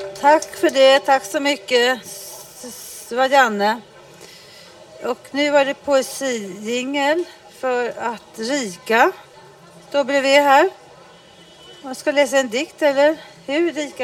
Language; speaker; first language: Swedish; native; Swedish